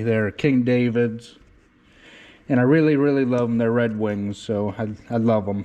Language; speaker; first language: English; native; English